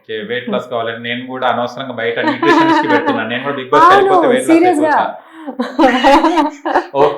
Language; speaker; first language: Telugu; native; Telugu